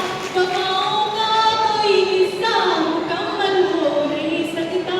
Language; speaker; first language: Hindi; native; Hindi